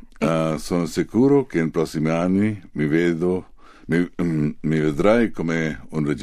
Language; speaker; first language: Italian; non-native, fluent; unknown